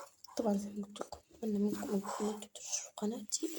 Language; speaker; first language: Arabic; native; Arabic